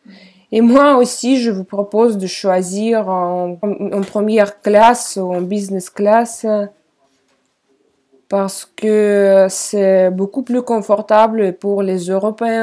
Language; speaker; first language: French; non-native, fluent; Russian